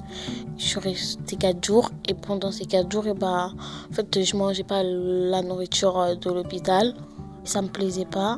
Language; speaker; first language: French; early bilingual, other home language; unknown